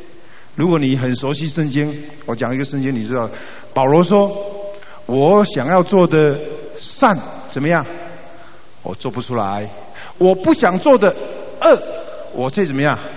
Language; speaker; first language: Chinese; native; Chinese